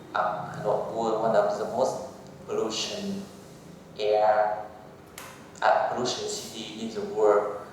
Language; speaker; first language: English; non-native, learner; Vietnamese